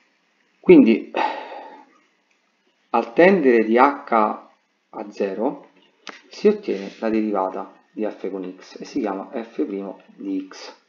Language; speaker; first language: Italian; native; Italian